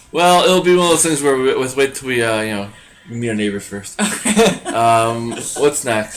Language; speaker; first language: English; native; English